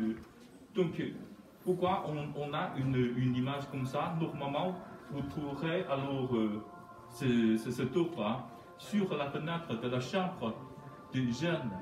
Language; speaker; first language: French; non-native, fluent; Chinese